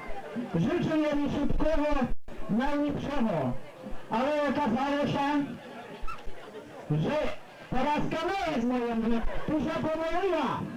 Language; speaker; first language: Polish; non-native, local second language; Rusyn